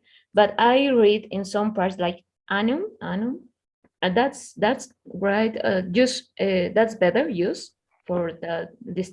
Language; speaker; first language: English; non-native, learner; Spanish